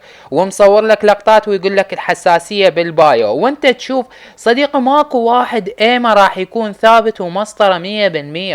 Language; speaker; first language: Arabic; native; Arabic